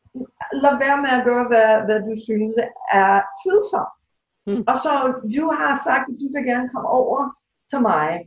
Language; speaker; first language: Danish; non-native, fluent; English